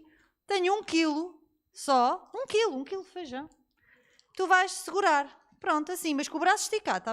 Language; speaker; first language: Portuguese; native; Portuguese